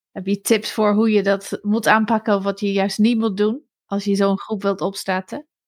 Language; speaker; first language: Dutch; non-native, fluent; English